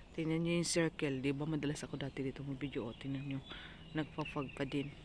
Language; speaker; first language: Filipino; non-native, local second language; Cebuano